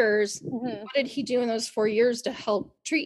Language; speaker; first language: English; native; English